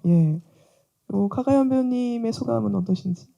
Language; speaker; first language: Korean; native; Korean